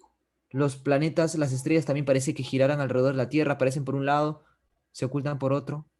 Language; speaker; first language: Spanish; native; Spanish